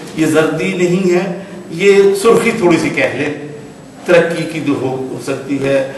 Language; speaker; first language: Urdu; non-native, local second language; Punjabi